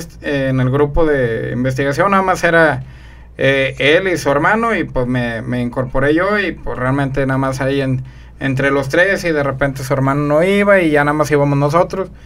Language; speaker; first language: Spanish; native; Spanish